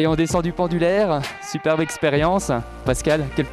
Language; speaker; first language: French; native; French